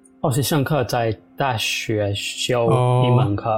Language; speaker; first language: Chinese; non-native, fluent; English